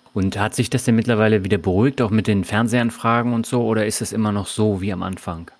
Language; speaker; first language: German; native; German